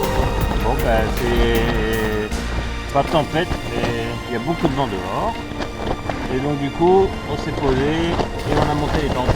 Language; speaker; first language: French; native; French